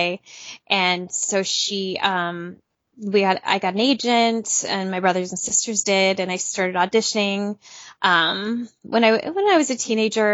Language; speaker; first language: English; native; English